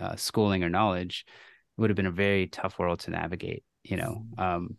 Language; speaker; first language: English; native; English